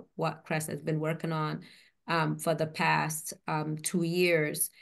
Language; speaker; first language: English; native; English